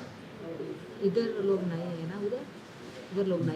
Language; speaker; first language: Hindi; non-native, local second language; Telugu